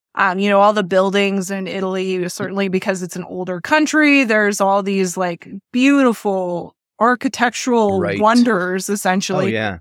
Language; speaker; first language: English; native; English